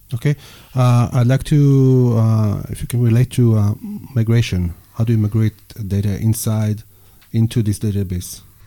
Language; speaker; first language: English; non-native, fluent; Hebrew